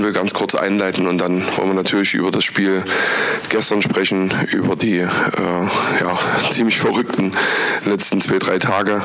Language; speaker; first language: German; native; German